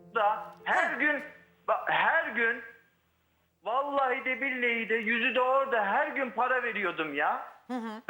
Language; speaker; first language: Turkish; native; Turkish